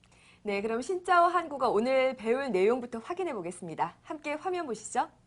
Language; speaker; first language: Korean; native; Korean